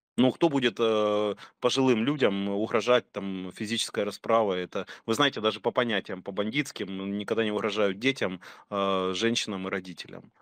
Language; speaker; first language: Russian; native; Russian